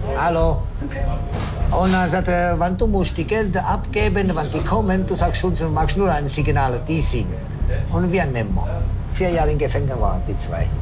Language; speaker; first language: German; non-native, learner; Italian